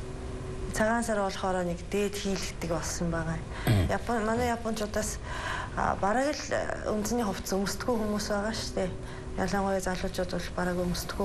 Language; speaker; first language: Mongolian; non-native, fluent; Japanese